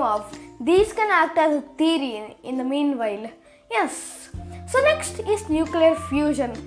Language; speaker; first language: English; early bilingual, other home language; Telugu